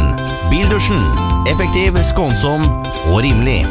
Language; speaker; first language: Norwegian; native; Norwegian